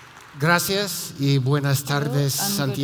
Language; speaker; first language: Spanish; non-native, fluent; English